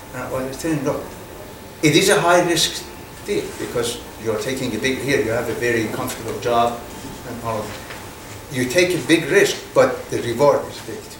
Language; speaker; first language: English; non-native, fluent; Persian